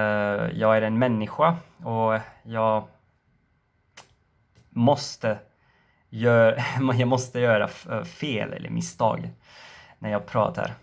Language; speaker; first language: Swedish; non-native, learner; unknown